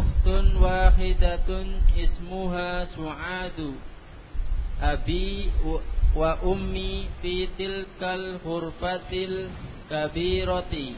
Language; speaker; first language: Arabic; non-native, learner; Indonesian